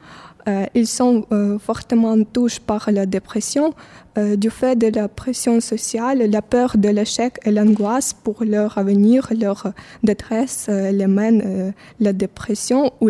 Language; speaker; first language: French; non-native, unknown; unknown